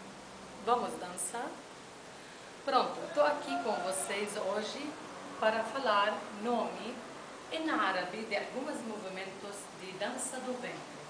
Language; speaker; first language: Portuguese; non-native, fluent; Arabic